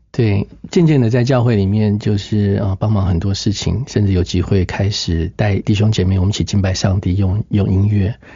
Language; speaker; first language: Chinese; native; Chinese